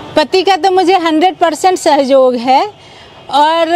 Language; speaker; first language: Hindi; native; Hindi